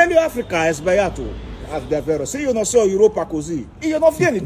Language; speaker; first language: Italian; non-native, learner; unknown